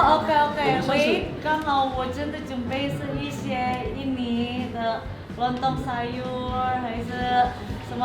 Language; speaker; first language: Chinese; non-native, fluent; Indonesian